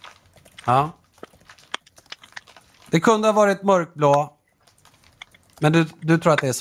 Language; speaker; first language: Swedish; native; Swedish